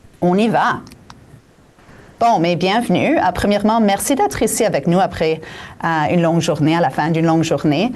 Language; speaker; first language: French; native; French